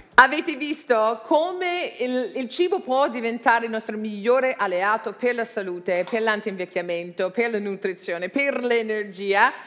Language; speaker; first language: Italian; non-native, fluent; English